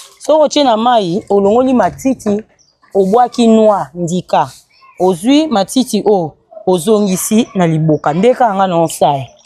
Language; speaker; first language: Lingala; native; Lingala